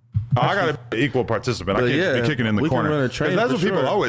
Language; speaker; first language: English; native; English